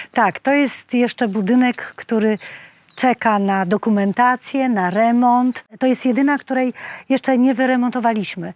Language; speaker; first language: Polish; native; Polish